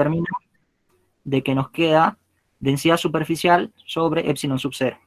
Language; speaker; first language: Spanish; native; Spanish